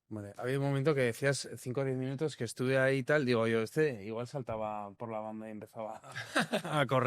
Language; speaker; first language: Spanish; native; Spanish